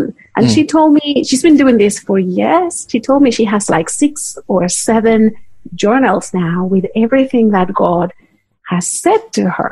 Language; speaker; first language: English; non-native, fluent; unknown